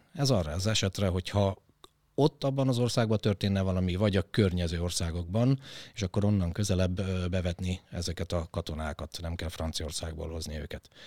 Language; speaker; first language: Hungarian; native; Hungarian